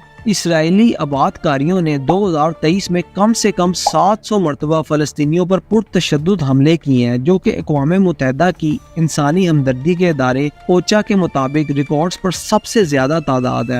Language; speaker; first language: Urdu; native; Urdu